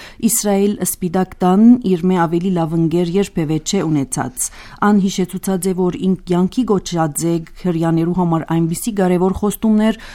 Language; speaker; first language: Armenian; early bilingual, heritage; Armenian